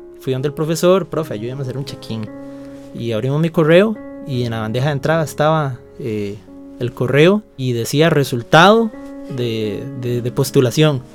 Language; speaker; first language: Spanish; native; Spanish